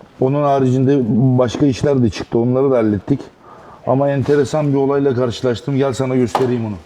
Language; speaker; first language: Turkish; native; Turkish